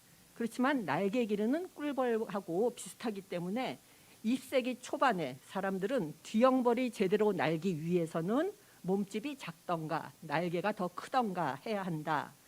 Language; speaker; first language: Korean; native; Korean